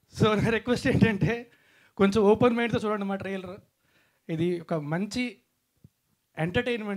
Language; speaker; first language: Telugu; native; Telugu